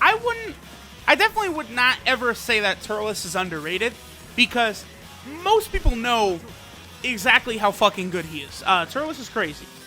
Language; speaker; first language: English; native; English